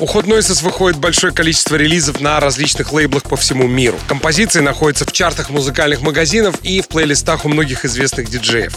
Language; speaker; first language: Russian; native; Russian